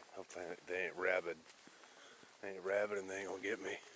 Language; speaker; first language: English; native; English